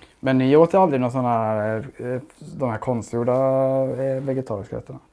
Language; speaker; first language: Swedish; early bilingual, other home language; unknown